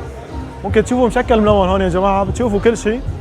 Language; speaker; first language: Arabic; native; Arabic